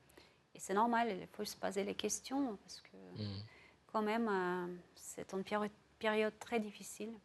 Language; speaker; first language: French; non-native, fluent; Russian